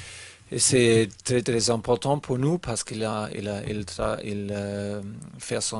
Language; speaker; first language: French; non-native, learner; German